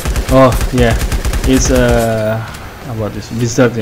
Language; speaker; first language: English; non-native, learner; Indonesian